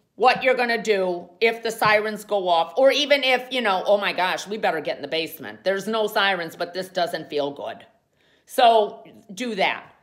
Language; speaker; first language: English; native; English